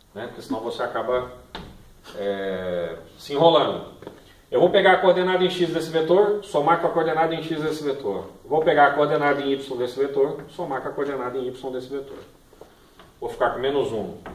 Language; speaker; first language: Portuguese; native; Portuguese